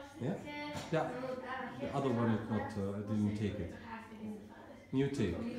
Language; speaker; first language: English; non-native, learner; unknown